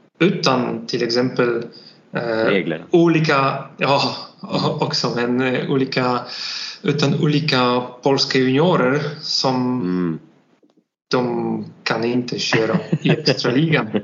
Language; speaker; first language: Swedish; non-native, learner; Polish